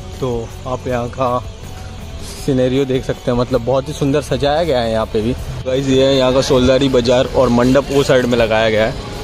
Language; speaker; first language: Hindi; non-native, local second language; Bangla